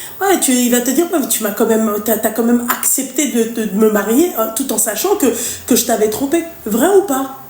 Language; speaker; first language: French; native; French